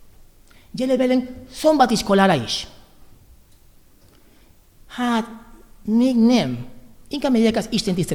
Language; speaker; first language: Hungarian; non-native, learner; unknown